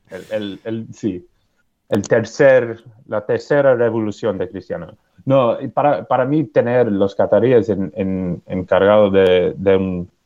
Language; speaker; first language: Spanish; non-native, fluent; English